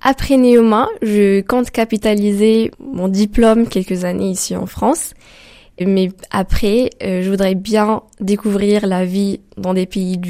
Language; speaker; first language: French; non-native, local second language; Arabic